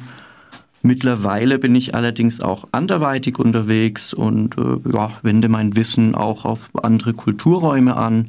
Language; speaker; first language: German; native; German